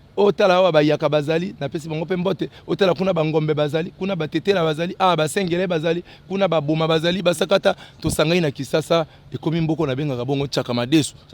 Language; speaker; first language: Lingala; non-native, local second language; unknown